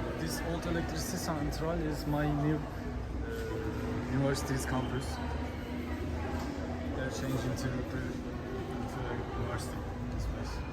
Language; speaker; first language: English; non-native, learner; Turkish